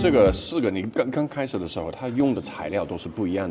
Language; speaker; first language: Chinese; non-native, fluent; English